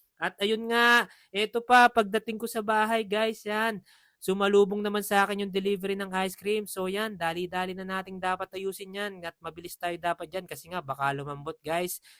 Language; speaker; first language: Filipino; non-native, local second language; Pampanga